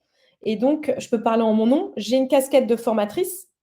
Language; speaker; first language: French; native; French